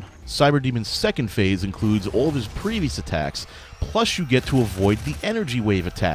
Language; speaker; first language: English; native; English